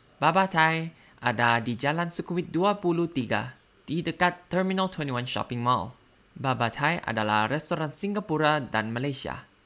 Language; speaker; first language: Indonesian; non-native, learner; Thai